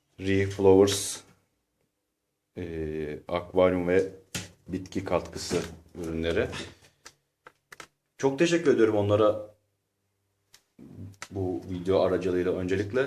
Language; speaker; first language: Turkish; native; Turkish